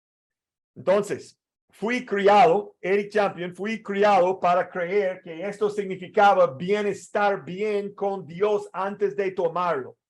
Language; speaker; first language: Spanish; non-native, fluent; English